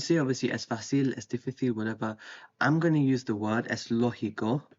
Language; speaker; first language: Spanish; non-native, fluent; English